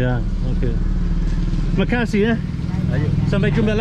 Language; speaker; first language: Indonesian; non-native, learner; English